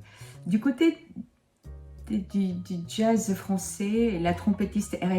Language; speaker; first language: French; non-native, fluent; Korean